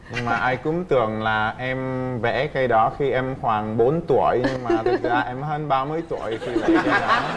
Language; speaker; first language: Vietnamese; non-native, fluent; Czech